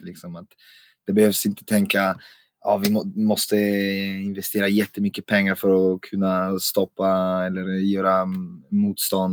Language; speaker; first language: Swedish; non-native, fluent; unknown